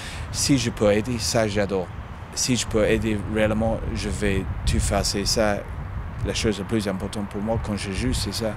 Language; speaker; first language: French; non-native, fluent; English